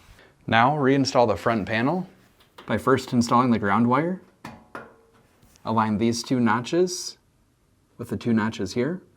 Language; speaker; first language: English; native; English